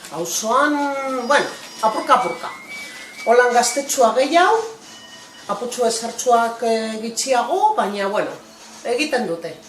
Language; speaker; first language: Basque; native; Basque